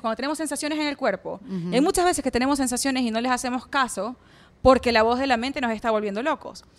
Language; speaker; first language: Spanish; native; Spanish